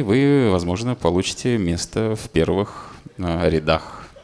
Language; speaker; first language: Russian; native; Russian